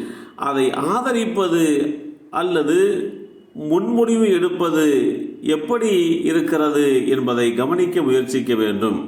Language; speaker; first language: Tamil; native; Tamil